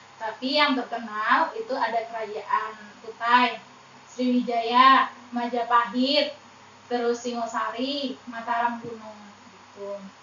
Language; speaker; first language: Indonesian; native; Indonesian